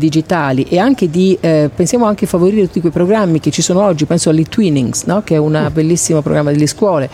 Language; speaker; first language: Italian; native; Italian